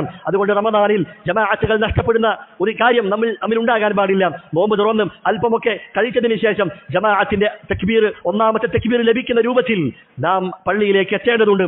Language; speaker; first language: Malayalam; native; Malayalam